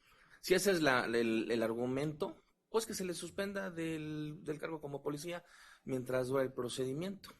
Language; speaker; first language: Spanish; native; Spanish